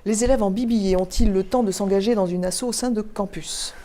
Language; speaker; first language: French; native; French